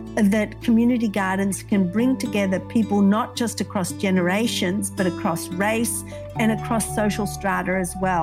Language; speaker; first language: English; native; English